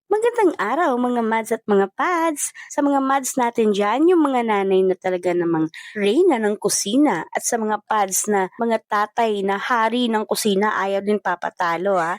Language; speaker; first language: Filipino; non-native, local second language; Cebuano